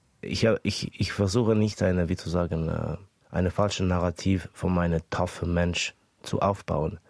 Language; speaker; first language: German; early bilingual, other home language; Estonian